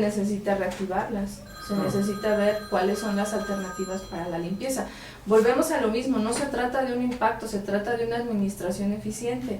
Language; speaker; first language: Spanish; native; Spanish